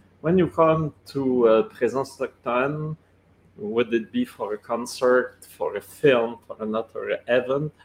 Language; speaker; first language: English; non-native, local second language; French